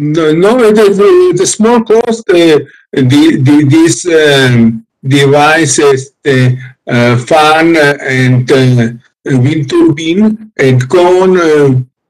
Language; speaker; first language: English; non-native, learner; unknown